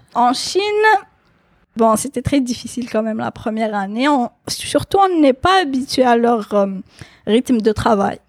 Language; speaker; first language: French; non-native, local second language; Kabyle